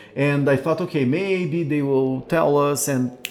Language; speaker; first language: English; non-native, fluent; Portuguese